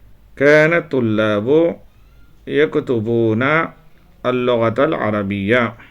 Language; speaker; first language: Arabic; non-native, fluent; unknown